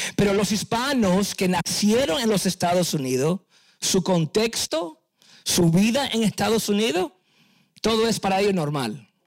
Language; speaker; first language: Spanish; early bilingual, heritage; Spanish